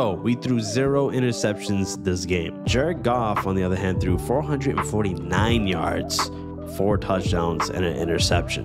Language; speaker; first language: English; native; English